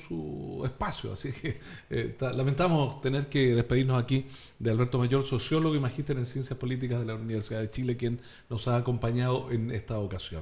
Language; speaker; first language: Spanish; native; Spanish